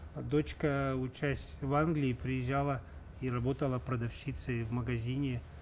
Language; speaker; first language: Russian; native; Russian